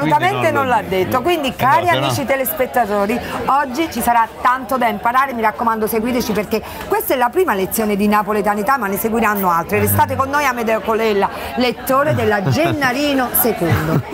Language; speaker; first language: Italian; native; Italian